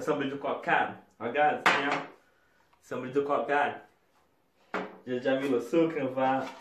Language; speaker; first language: French; non-native, learner; Portuguese